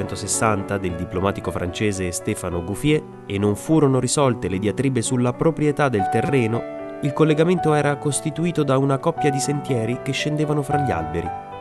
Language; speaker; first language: Italian; native; Italian